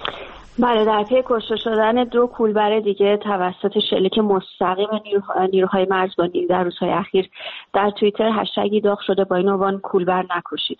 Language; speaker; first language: Persian; native; Persian